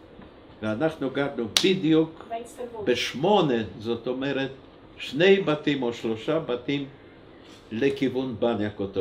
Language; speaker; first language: Hebrew; non-native, fluent; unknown